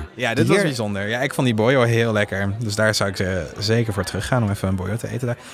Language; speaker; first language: Dutch; non-native, fluent; French